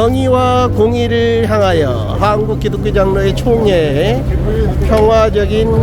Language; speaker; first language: Korean; native; Korean